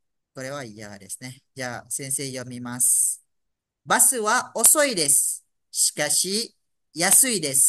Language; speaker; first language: Japanese; non-native, fluent; Malay